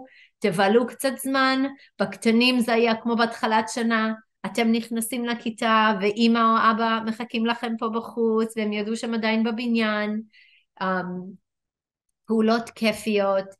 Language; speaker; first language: Hebrew; non-native, fluent; English